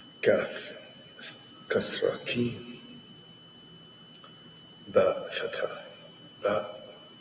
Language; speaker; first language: Arabic; non-native, learner; English